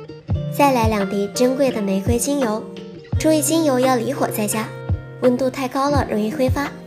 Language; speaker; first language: Chinese; native; Chinese